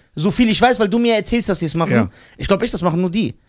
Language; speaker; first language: German; native; German